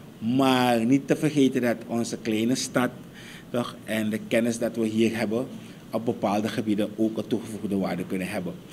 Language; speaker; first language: Dutch; native; Dutch